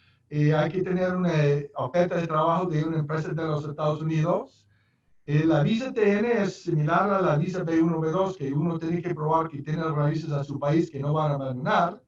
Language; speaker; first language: Spanish; non-native, fluent; English